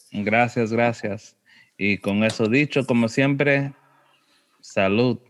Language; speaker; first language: Spanish; early bilingual, heritage; Spanish